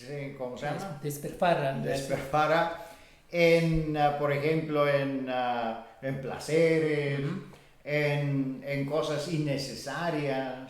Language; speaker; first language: Spanish; non-native, fluent; Bulgarian